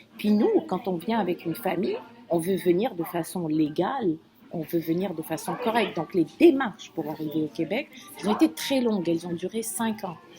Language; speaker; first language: French; non-native, local second language; Kabyle